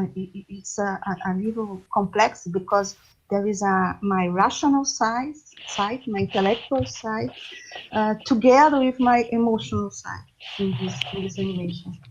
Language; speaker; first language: English; non-native, learner; Portuguese